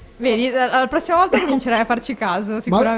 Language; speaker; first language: Italian; native; Italian